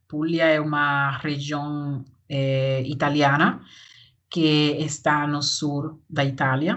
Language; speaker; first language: Portuguese; non-native, learner; Spanish